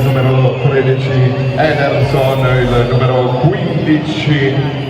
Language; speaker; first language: Italian; native; Italian